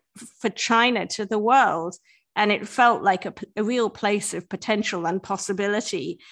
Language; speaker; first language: English; native; English